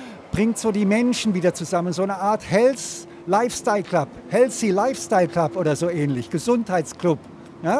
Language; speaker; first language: German; native; German